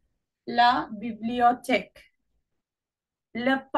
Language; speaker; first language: French; non-native, fluent; Sinhala